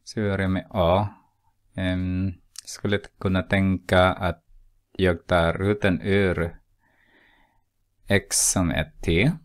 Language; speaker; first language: Swedish; non-native, fluent; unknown